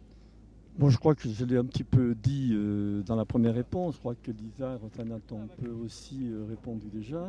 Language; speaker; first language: French; native; French